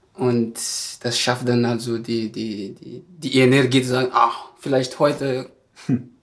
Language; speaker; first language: German; non-native, fluent; Malagasy